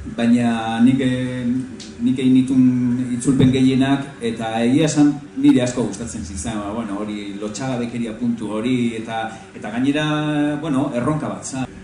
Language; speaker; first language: Basque; non-native, local second language; Spanish